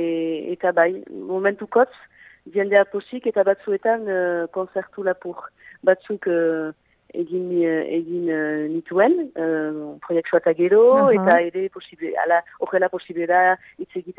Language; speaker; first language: Basque; non-native, local second language; French